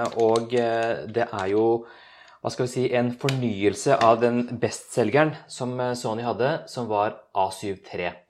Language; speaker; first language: Norwegian; early bilingual, other home language; Urdu